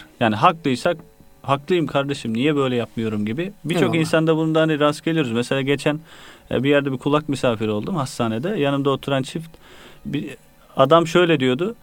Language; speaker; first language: Turkish; native; Turkish